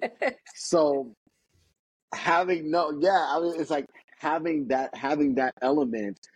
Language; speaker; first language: English; native; English